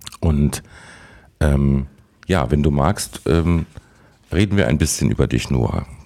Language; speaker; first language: German; native; German